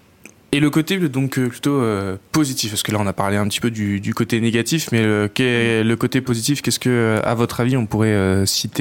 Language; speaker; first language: French; native; French